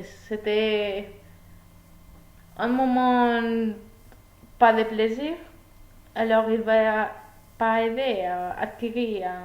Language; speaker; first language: French; non-native, learner; Spanish